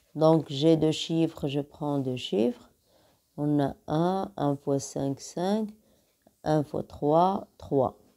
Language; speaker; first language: French; non-native, local second language; Arabic